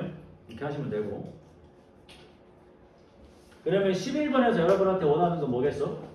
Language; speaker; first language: Korean; native; Korean